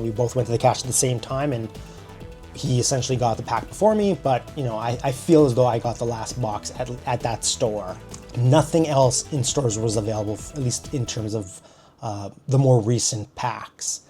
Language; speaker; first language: English; native; English